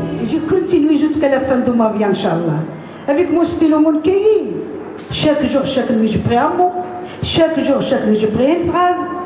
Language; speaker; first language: French; non-native, fluent; Arabic